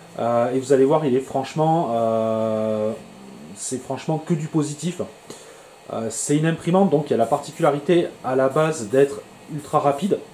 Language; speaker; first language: French; native; French